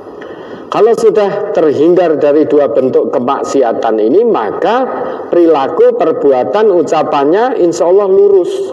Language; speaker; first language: Indonesian; non-native, local second language; Javanese